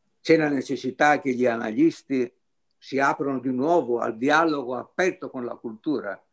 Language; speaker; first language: Italian; non-native, fluent; Greek